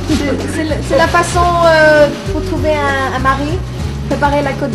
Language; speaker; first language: French; native; French